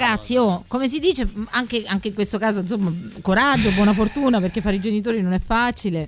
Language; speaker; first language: Italian; native; Italian